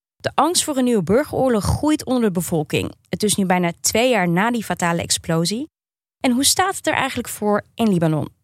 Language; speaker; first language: Dutch; early bilingual, other home language; Turkish